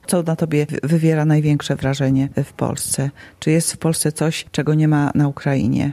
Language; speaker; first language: Polish; native; Polish